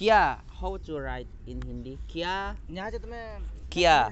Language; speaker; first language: English; non-native, learner; Indonesian